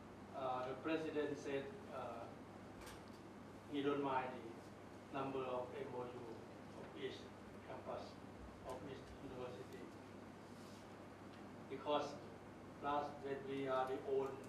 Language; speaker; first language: English; non-native, learner; Thai